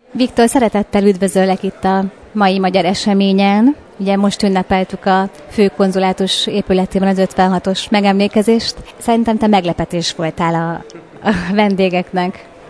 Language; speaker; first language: Hungarian; native; Hungarian